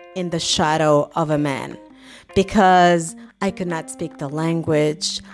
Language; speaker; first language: English; native; English